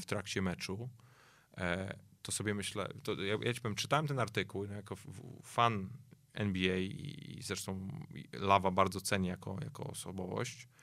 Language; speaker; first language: Polish; native; Polish